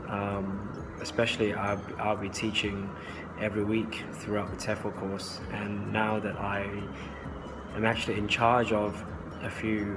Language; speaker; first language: English; non-native, local second language; Cantonese